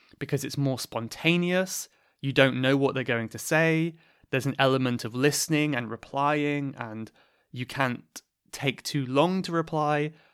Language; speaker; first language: English; native; English